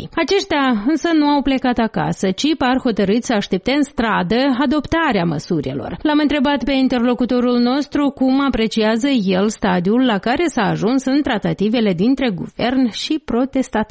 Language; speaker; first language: Romanian; native; Romanian